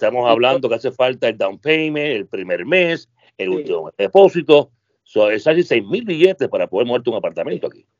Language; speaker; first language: Spanish; native; Spanish